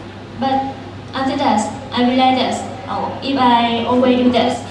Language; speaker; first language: English; non-native, learner; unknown